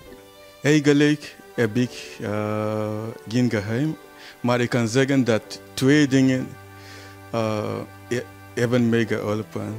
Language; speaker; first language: Dutch; non-native, learner; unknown